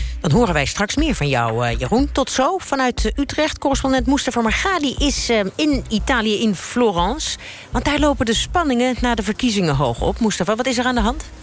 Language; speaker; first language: Dutch; native; Dutch